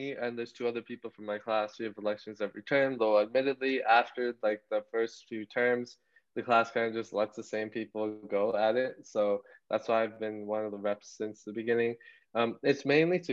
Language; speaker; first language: English; native; English